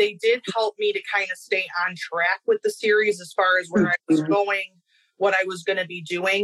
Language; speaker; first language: English; native; English